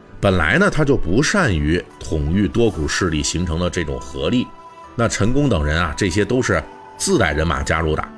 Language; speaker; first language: Chinese; native; Chinese